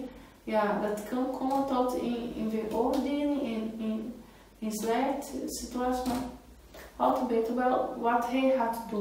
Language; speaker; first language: Dutch; non-native, fluent; Portuguese